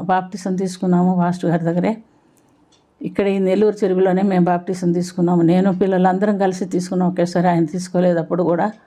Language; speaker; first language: Telugu; non-native, fluent; Malayalam